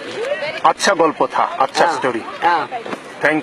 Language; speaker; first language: Hindi; non-native, learner; Bangla